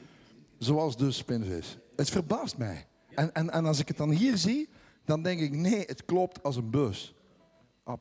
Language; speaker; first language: Dutch; native; Dutch